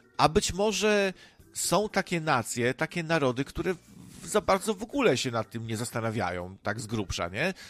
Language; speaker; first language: Polish; native; Polish